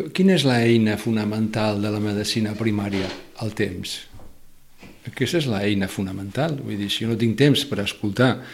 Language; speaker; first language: Catalan; non-native, local second language; Spanish